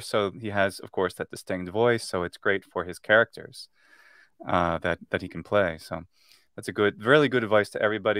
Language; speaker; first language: English; native; English